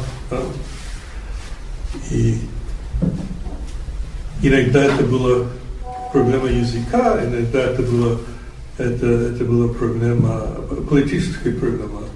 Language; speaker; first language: Russian; non-native, fluent; English